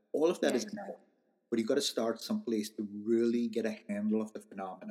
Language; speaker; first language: English; non-native, local second language; Hindi